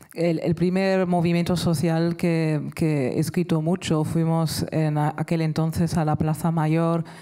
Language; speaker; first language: Spanish; non-native, fluent; German